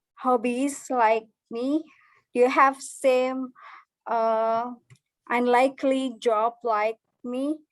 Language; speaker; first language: English; non-native, learner; Indonesian